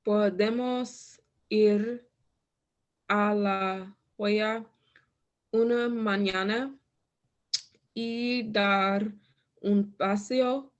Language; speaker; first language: Spanish; non-native, learner; English